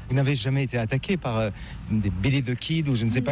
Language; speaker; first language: French; native; French